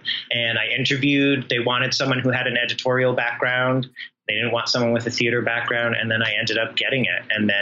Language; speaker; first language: English; native; English